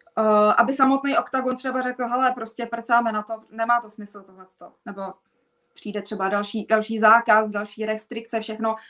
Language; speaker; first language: Czech; native; Czech